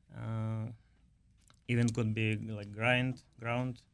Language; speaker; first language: English; non-native, learner; Ukrainian